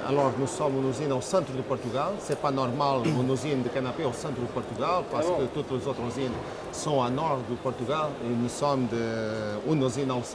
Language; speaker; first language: French; non-native, fluent; Portuguese